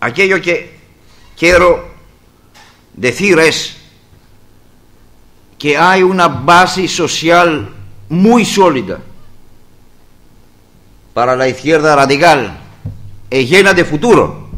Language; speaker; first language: Spanish; non-native, fluent; Greek